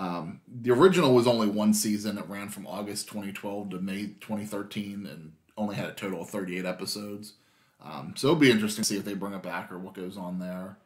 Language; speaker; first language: English; native; English